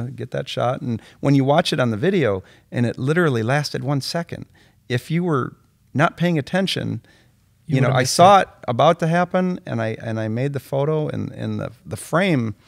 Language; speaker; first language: English; native; English